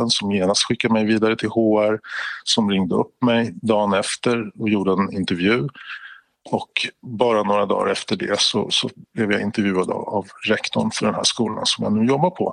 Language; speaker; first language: Swedish; native; Swedish